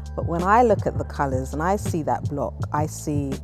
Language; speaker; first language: English; native; English